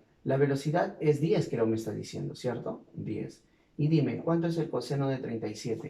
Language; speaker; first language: Spanish; native; Spanish